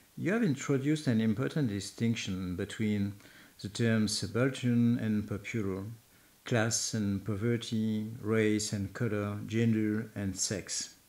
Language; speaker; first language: English; non-native, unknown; French